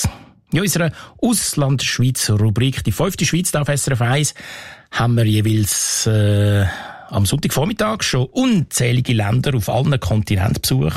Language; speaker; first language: German; native; German